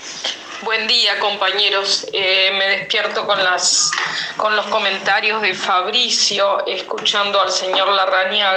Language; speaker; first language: Spanish; native; Spanish